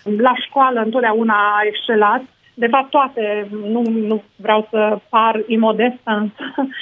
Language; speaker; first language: Romanian; native; Romanian